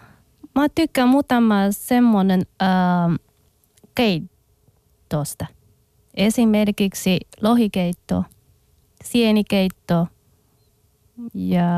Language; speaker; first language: Finnish; non-native, learner; Chinese